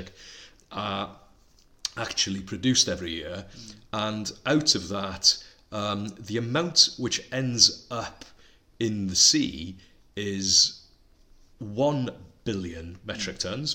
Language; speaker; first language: English; non-native, local second language; Welsh